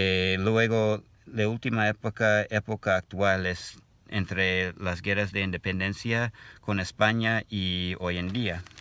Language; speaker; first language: Spanish; non-native, learner; English